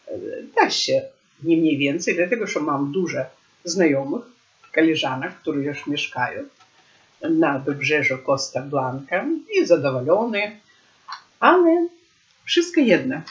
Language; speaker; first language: Polish; non-native, learner; Ukrainian